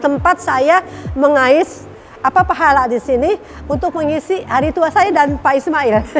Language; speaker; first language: Indonesian; native; Indonesian